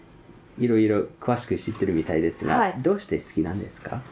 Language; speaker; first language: Japanese; non-native, fluent; English